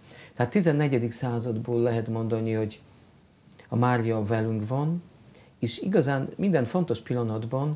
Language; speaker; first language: Hungarian; non-native, fluent; Polish